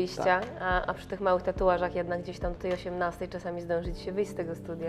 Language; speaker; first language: Polish; native; Polish